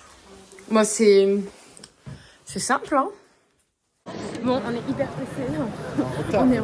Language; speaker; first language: French; native; French